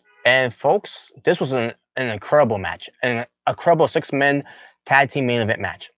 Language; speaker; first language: English; native; English